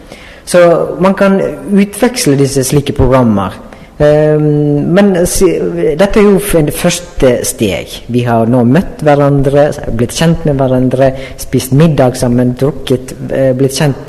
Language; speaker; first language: Norwegian; non-native, fluent; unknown